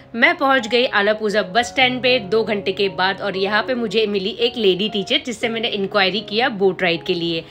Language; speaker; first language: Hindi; non-native, local second language; Gujarati